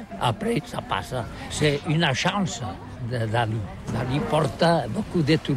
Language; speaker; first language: French; non-native, learner; Catalan